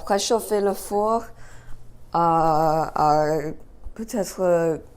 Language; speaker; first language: French; non-native, learner; English